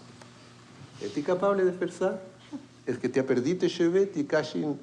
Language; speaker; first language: French; non-native, fluent; Spanish